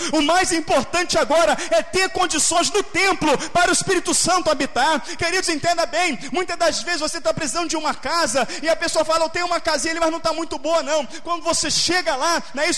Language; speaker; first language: Portuguese; native; Portuguese